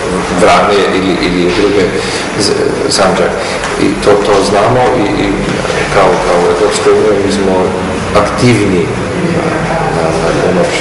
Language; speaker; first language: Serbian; non-native, learner; German